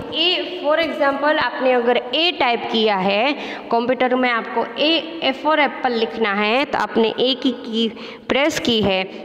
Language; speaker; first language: Hindi; non-native, local second language; Gujarati